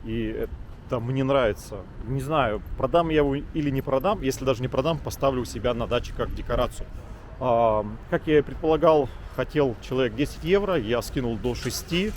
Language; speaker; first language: Russian; native; Russian